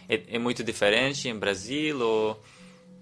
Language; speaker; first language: Portuguese; non-native, learner; German